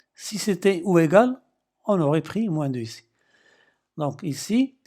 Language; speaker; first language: French; non-native, local second language; Arabic